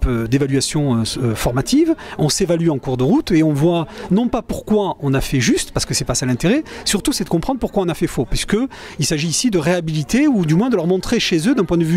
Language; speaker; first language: French; native; French